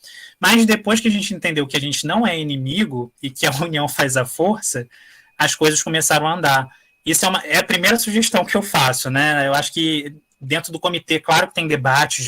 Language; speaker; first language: Portuguese; native; Portuguese